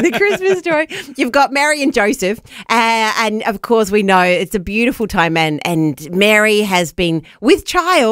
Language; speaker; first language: English; native; English